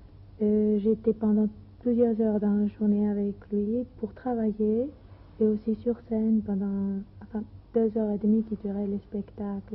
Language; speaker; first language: French; non-native, fluent; Greek